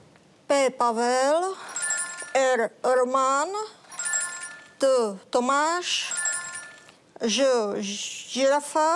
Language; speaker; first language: Czech; native; Czech